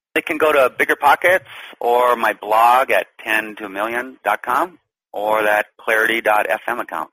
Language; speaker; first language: English; native; English